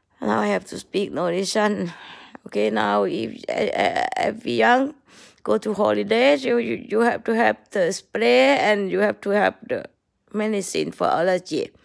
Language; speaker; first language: English; non-native, learner; Thai